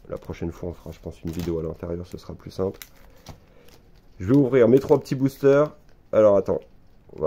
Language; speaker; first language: French; native; French